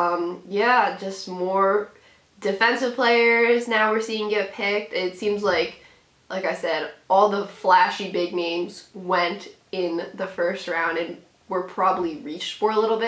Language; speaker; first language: English; native; English